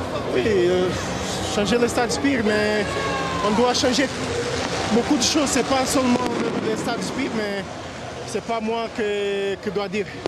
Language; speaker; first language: French; non-native, fluent; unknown